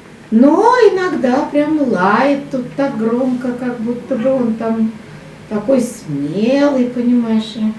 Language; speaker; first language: Russian; native; Russian